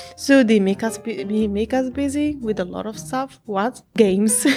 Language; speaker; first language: English; non-native, fluent; Arabic